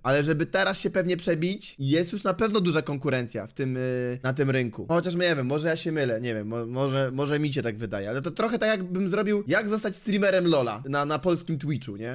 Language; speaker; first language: Polish; native; Polish